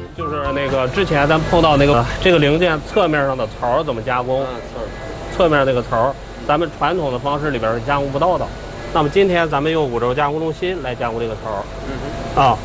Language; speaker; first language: Chinese; native; Chinese